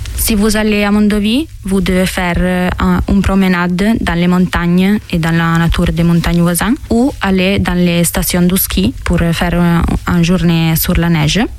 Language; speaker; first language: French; non-native, fluent; Italian